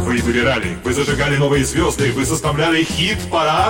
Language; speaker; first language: Russian; native; Russian